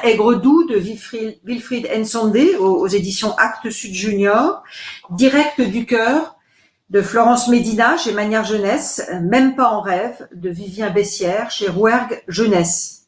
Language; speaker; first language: French; native; French